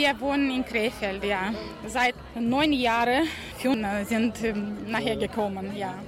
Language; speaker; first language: German; non-native, learner; Romanian